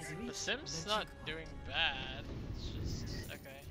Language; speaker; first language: English; native; English